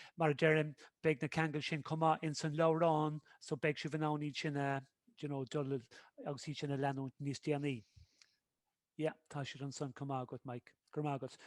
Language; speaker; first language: Irish; native; Irish